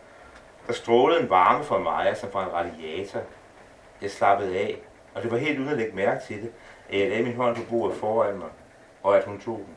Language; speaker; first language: Danish; native; Danish